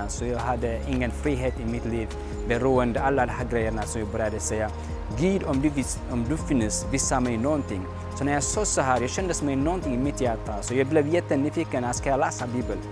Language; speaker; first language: Swedish; non-native, learner; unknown